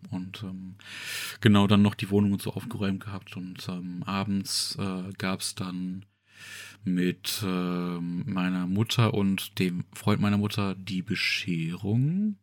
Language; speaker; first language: German; native; German